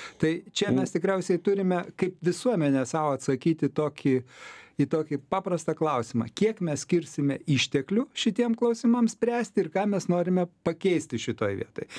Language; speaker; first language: Lithuanian; native; Lithuanian